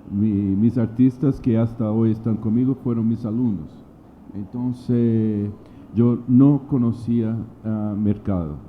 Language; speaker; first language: Spanish; non-native, learner; Portuguese